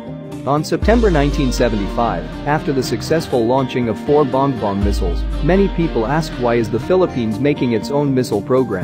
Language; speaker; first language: English; non-native, local second language; Filipino